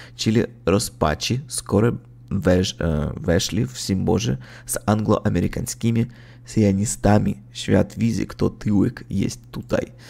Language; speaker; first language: Polish; non-native, learner; Russian